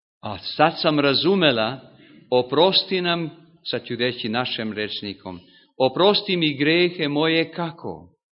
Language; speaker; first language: Serbian; non-native, local second language; Hungarian